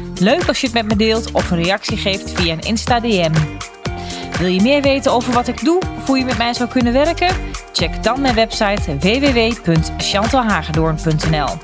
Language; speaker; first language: Dutch; native; Dutch